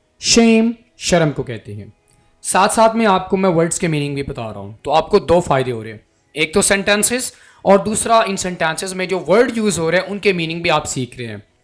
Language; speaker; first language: Urdu; native; Urdu